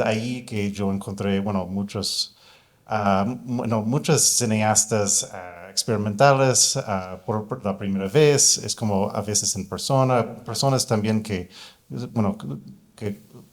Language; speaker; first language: Spanish; non-native, fluent; English